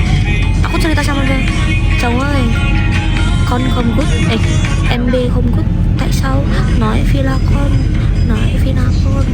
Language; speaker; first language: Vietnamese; non-native, learner; Indonesian